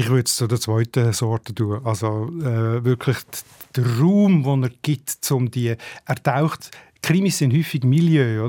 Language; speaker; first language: German; native; German